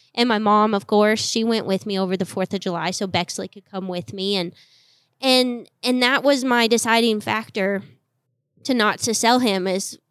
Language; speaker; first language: English; native; English